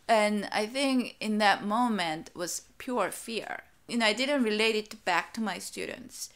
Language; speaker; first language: English; non-native, fluent; Korean